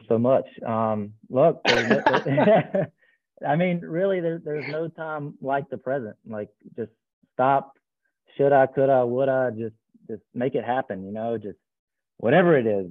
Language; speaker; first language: English; native; English